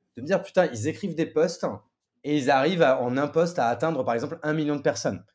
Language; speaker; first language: French; native; French